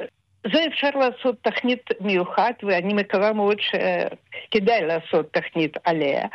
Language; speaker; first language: Hebrew; non-native, fluent; Russian